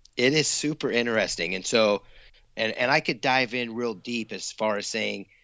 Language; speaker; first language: English; native; English